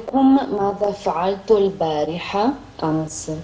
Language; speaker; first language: Arabic; non-native, learner; Italian